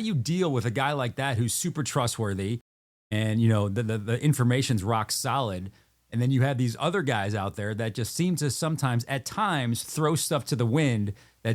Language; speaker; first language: English; native; English